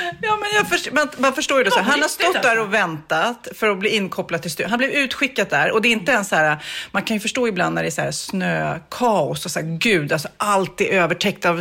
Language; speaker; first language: Swedish; native; Swedish